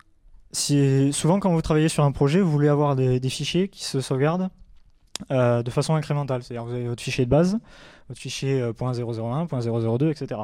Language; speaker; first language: French; native; French